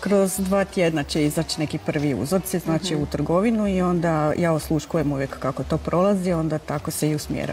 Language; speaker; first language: Croatian; native; Croatian